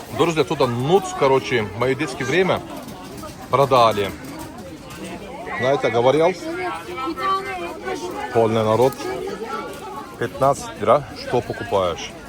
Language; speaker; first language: Russian; non-native, learner; Turkish